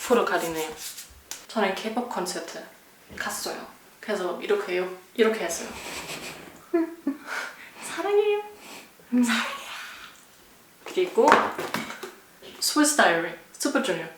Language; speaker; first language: Korean; non-native, learner; German